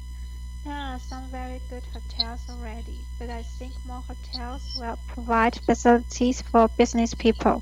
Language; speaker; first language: English; non-native, learner; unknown